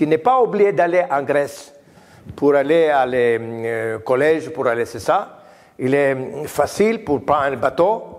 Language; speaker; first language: French; non-native, learner; Greek